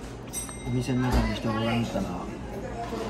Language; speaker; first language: Japanese; native; Japanese